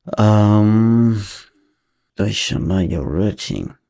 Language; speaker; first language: Chinese; non-native, learner; English